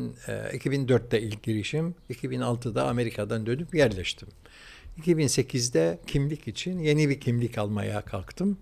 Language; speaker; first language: Turkish; early bilingual, heritage; Turkish